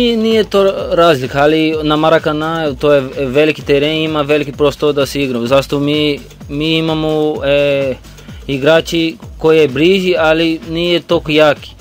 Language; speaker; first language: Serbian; non-native, learner; Portuguese